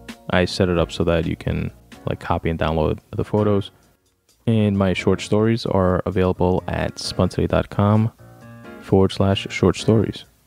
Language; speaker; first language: English; early bilingual, other home language; Spanish